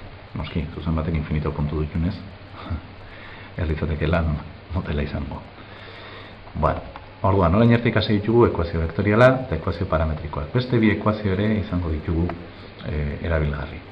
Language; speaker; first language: Basque; native; Basque